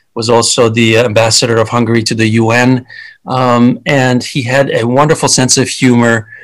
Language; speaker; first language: English; early bilingual, other home language; Hungarian